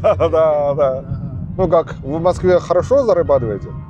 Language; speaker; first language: Russian; non-native, learner; Chinese